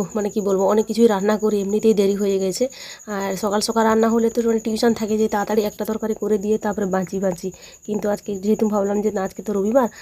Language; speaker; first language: Bangla; non-native, local second language; Santali